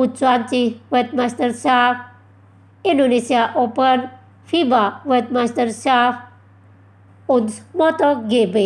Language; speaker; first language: German; non-native, fluent; Indonesian